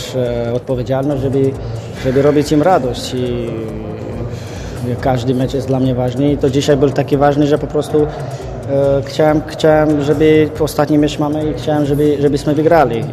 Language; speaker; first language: Polish; non-native, fluent; Armenian